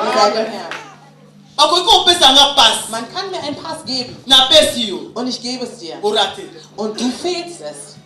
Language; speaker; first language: German; non-native, fluent; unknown